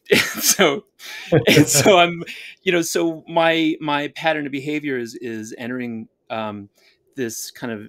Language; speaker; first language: English; native; English